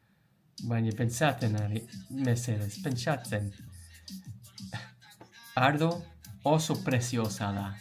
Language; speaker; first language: Basque; non-native, learner; English